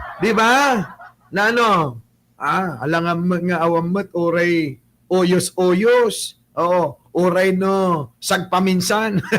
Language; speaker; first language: Filipino; native; Filipino